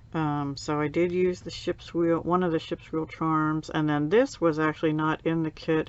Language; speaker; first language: English; native; English